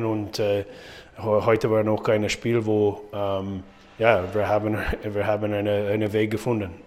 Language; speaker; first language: German; non-native, learner; English